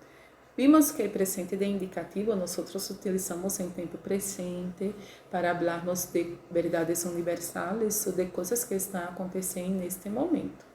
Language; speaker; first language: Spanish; non-native, fluent; Portuguese